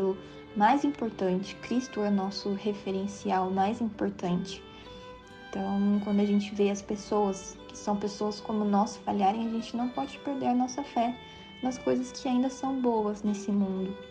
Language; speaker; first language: Portuguese; native; Portuguese